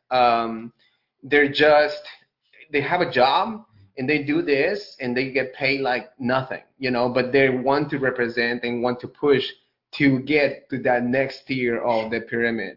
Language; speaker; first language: English; non-native, fluent; Spanish